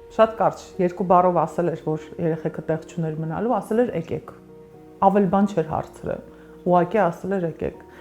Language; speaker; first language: Armenian; native; Armenian